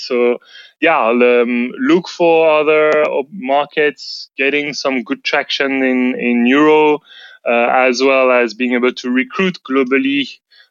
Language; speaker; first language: English; non-native, fluent; French